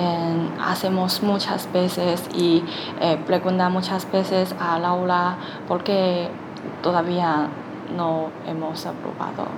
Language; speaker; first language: Spanish; non-native, learner; Chinese